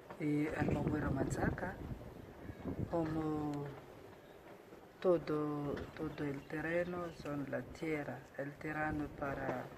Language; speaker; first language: Spanish; non-native, learner; Malagasy